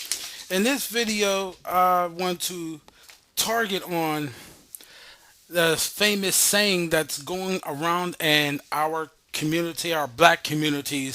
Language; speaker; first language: English; native; English